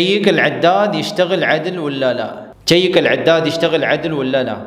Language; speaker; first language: Arabic; non-native, fluent; Urdu